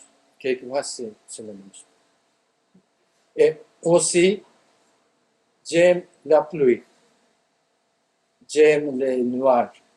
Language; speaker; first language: French; non-native, fluent; Japanese